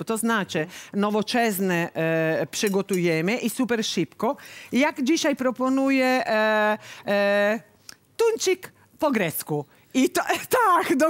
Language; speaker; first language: Polish; non-native, learner; Italian